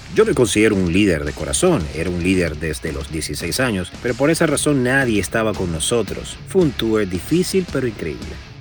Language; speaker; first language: Spanish; native; Spanish